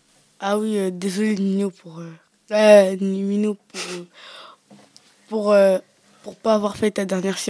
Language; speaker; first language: French; native; French